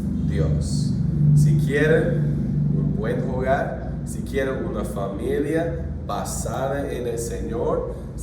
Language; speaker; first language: Spanish; non-native, fluent; English